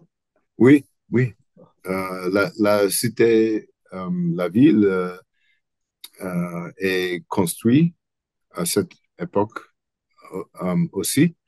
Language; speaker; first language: French; non-native, learner; English